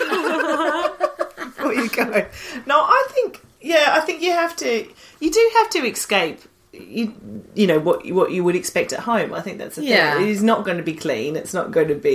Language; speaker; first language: English; native; English